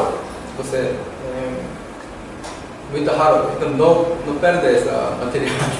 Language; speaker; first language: Portuguese; non-native, learner; Korean